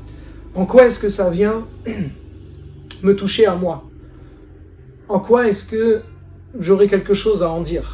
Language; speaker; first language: French; native; French